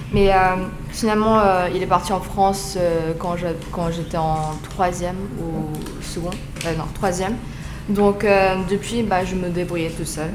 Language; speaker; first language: French; early bilingual, other home language; Korean